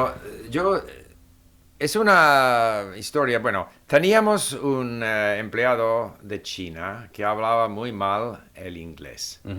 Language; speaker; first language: Spanish; non-native, fluent; English